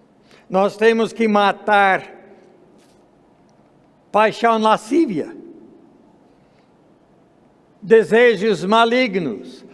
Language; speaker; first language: Portuguese; non-native, fluent; English